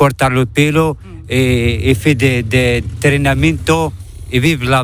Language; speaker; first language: Spanish; non-native, learner; Arabic